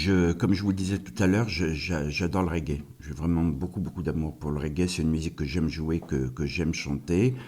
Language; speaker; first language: French; non-native, local second language; Kabyle